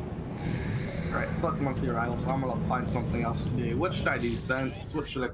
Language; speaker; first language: English; native; English